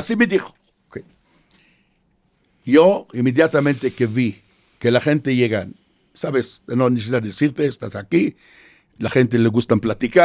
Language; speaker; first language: Spanish; non-native, fluent; Hebrew